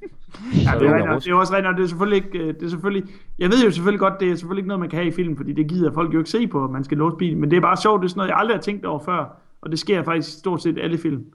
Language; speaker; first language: Danish; native; Danish